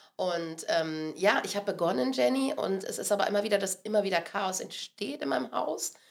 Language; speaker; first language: German; native; German